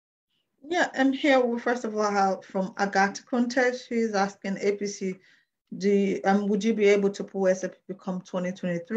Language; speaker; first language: English; non-native, local second language; Krio